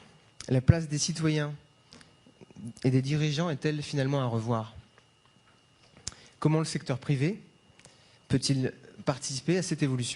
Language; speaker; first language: French; native; French